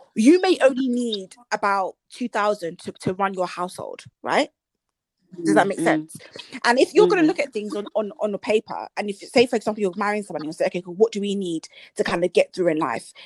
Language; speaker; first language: English; early bilingual, other home language; Yoruba